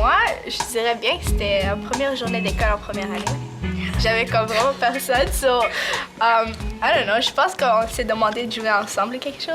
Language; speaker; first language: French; early bilingual, other home language; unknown